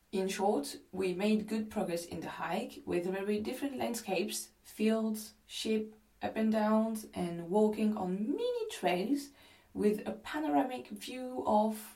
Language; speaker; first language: English; non-native, fluent; French